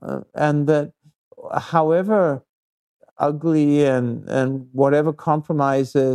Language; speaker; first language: English; native; English